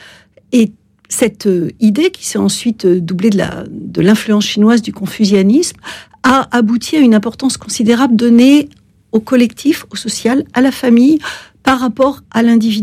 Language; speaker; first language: French; native; French